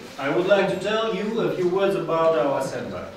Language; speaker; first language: English; non-native, learner; Russian